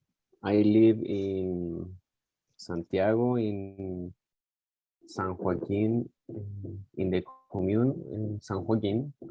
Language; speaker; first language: English; non-native, learner; Spanish